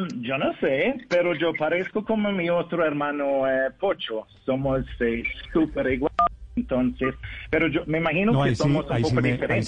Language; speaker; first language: Spanish; non-native, learner; Norwegian